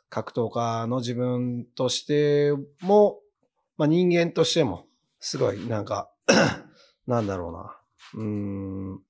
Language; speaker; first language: Japanese; native; Japanese